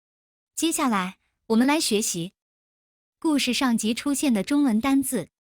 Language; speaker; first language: Chinese; native; Chinese